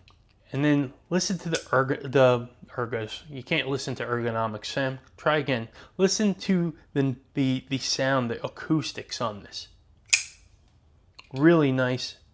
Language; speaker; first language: English; native; English